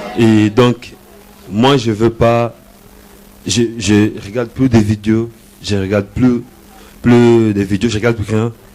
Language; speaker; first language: French; non-native, learner; Portuguese